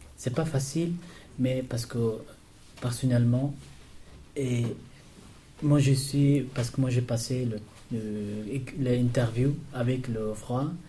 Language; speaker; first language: French; non-native, learner; Persian